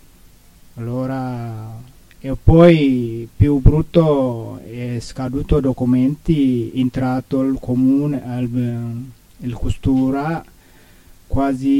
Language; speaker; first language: Italian; non-native, learner; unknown